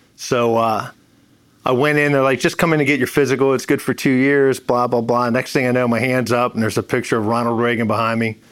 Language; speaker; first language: English; native; English